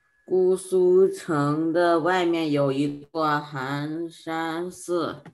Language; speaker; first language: Chinese; non-native, learner; Indonesian